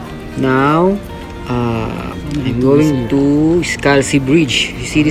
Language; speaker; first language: English; non-native, local second language; Filipino